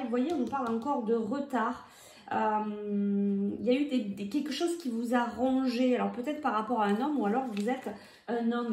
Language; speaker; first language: French; native; French